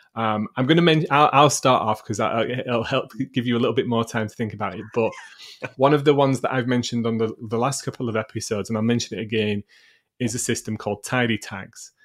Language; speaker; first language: English; native; English